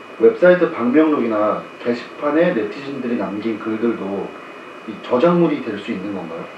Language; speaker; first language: Korean; native; Korean